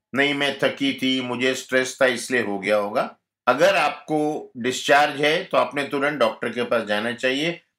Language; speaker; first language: Hindi; non-native, local second language; Gujarati